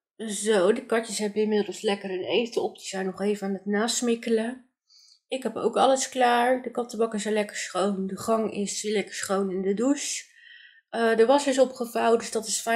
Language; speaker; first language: Dutch; native; Dutch